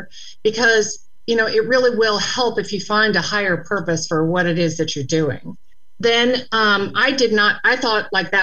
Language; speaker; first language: English; native; English